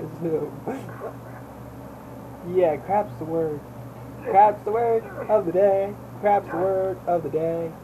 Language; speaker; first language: English; native; English